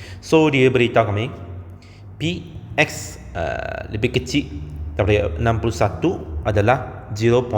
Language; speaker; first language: Malay; non-native, local second language; Chinese